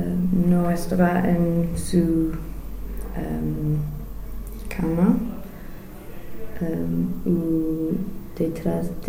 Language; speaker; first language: Spanish; non-native, learner; English